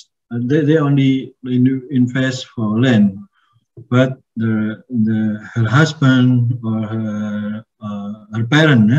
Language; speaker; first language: English; non-native, learner; Indonesian